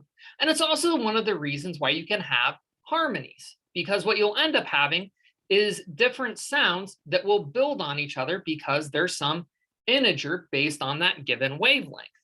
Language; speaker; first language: English; native; English